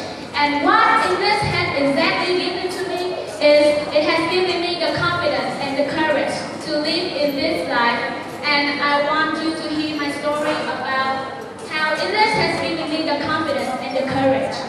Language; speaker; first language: English; non-native, learner; Vietnamese